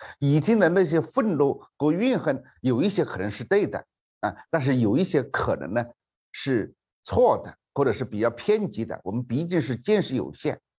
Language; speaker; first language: Chinese; native; Chinese